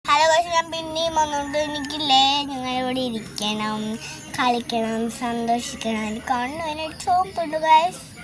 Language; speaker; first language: Malayalam; native; Malayalam